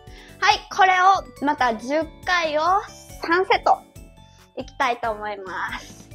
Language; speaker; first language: Japanese; native; Japanese